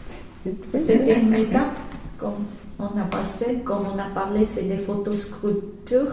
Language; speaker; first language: French; non-native, learner; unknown